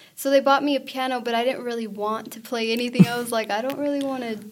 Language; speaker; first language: English; early bilingual, other home language; Spanish